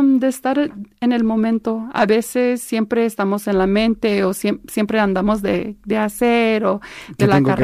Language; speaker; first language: Spanish; early bilingual, heritage; Spanish